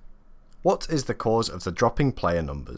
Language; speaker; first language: English; native; English